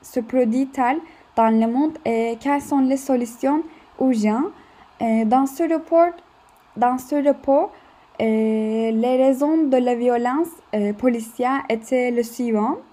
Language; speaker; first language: French; non-native, learner; Turkish